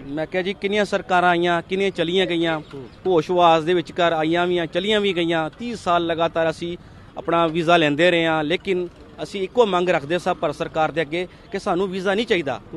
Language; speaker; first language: Punjabi; early bilingual, heritage; Punjabi